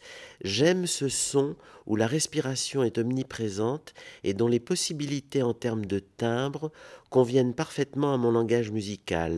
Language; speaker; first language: French; native; French